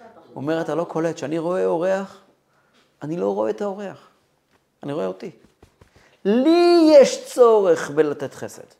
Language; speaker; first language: Hebrew; non-native, fluent; Russian